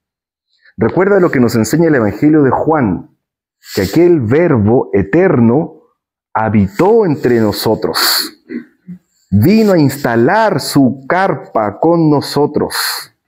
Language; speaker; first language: Spanish; native; Spanish